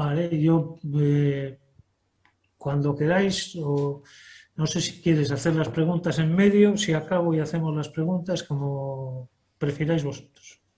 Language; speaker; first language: Spanish; native; Spanish